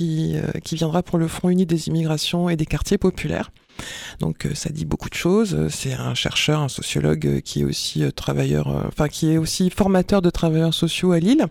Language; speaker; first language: French; native; French